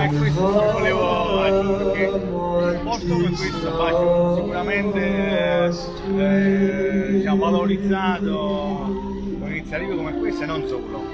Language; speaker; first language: Italian; native; Italian